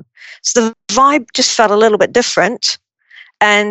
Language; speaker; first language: English; native; English